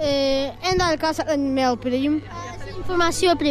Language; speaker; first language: Catalan; non-native, local second language; Spanish